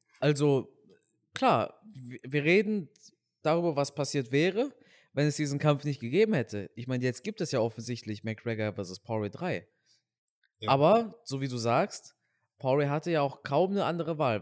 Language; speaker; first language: German; native; German